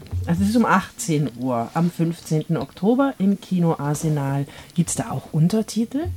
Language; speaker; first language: German; native; German